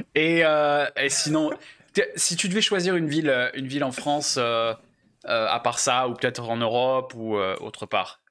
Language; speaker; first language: French; native; French